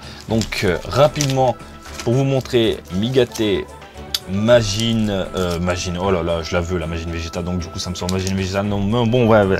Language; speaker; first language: French; native; French